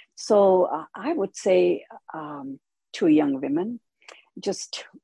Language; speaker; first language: English; non-native, local second language; Hindi